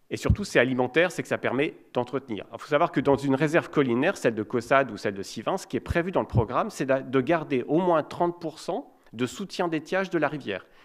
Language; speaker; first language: French; native; French